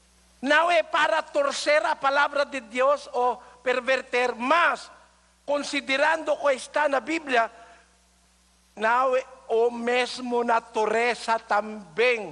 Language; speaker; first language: Portuguese; non-native, learner; Filipino